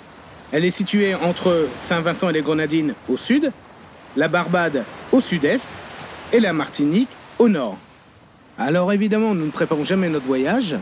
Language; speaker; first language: French; native; French